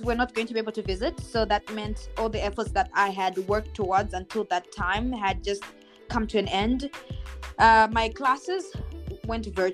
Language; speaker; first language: English; non-native, local second language; Shona